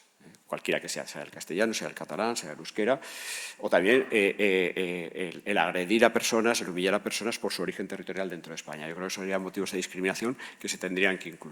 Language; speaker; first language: Spanish; native; Spanish